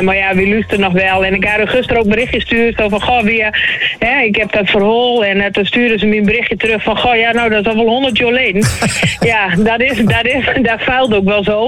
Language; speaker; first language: Dutch; native; Dutch